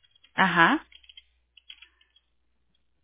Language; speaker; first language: Spanish; early bilingual, heritage; Spanish